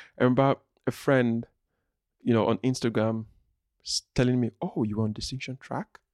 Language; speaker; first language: English; non-native, local second language; Igbo